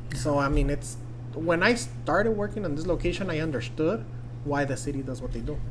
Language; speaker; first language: English; non-native, fluent; Spanish